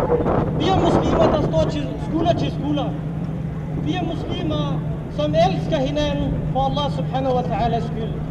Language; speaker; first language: Danish; non-native, local second language; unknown